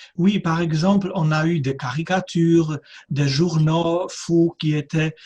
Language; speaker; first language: French; non-native, fluent; Polish